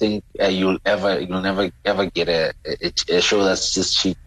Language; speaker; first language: English; non-native, local second language; Southern Sotho